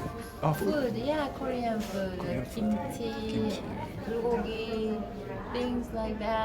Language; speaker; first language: English; non-native, learner; Korean